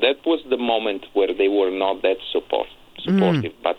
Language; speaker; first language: English; non-native, fluent; Italian